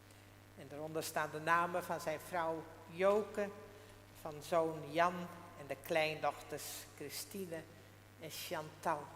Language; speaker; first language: Dutch; non-native, local second language; Western Frisian